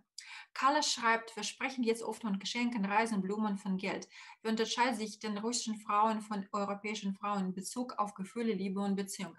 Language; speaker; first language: German; non-native, fluent; Russian